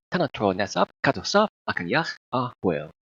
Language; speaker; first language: Welsh; non-native, learner; Filipino